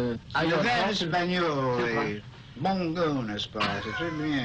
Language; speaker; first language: French; non-native, learner; English